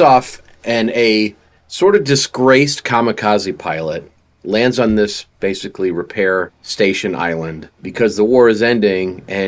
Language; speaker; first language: English; native; English